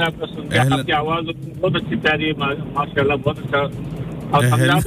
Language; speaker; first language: Hindi; non-native, local second language; Marwari